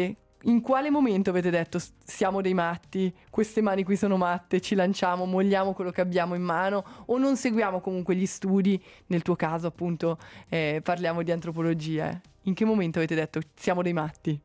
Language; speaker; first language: Italian; native; Italian